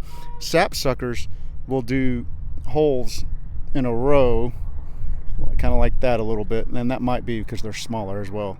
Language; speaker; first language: English; native; English